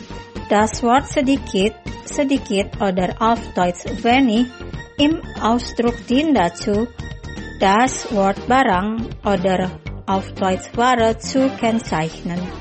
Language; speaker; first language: German; non-native, fluent; Indonesian